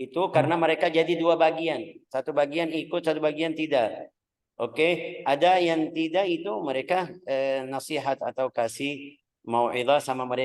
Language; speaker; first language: Indonesian; non-native, fluent; Arabic